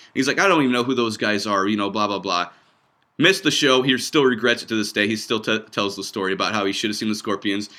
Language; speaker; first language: English; native; English